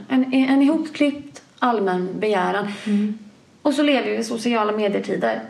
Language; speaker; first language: Swedish; native; Swedish